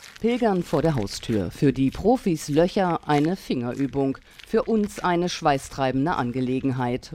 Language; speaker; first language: German; native; German